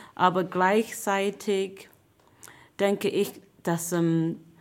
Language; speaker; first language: German; non-native, fluent; English